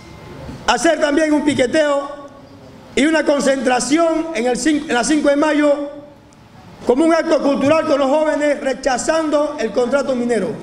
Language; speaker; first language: Spanish; native; Spanish